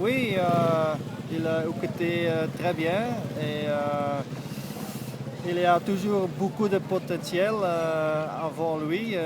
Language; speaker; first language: French; non-native, fluent; Dutch